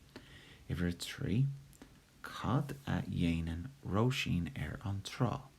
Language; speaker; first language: Irish; non-native, local second language; English